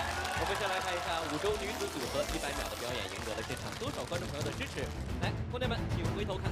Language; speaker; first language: Chinese; native; Chinese